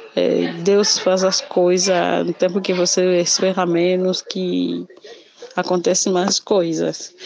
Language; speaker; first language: Portuguese; non-native, fluent; Lingala